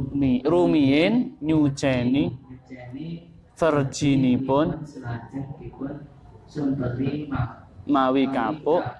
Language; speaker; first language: Indonesian; non-native, local second language; Javanese